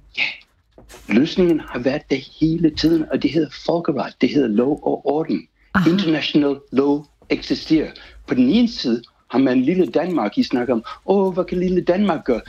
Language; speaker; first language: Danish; non-native, fluent; English